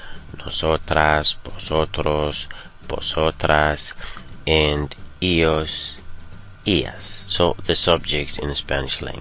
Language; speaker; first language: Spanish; non-native, fluent; Arabic